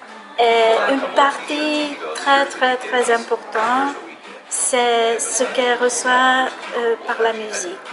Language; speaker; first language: French; non-native, fluent; Hungarian